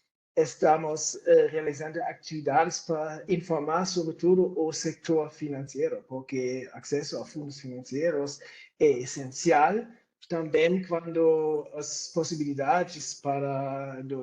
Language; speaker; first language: Portuguese; non-native, fluent; German